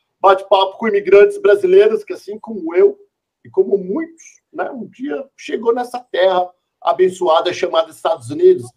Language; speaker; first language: Portuguese; native; Portuguese